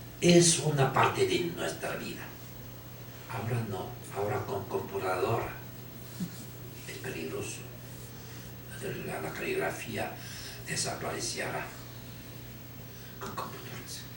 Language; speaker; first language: Spanish; non-native, learner; Chinese